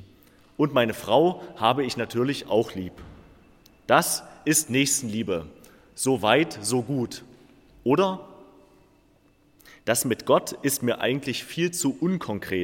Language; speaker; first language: German; native; German